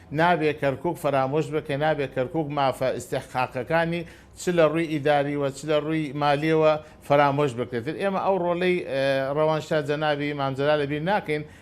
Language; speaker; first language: Central Kurdish; non-native, local second language; Azerbaijani